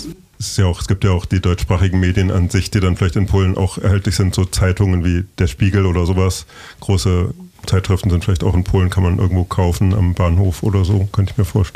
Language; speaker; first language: German; native; German